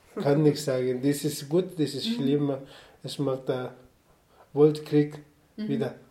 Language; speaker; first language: German; non-native, fluent; Nepali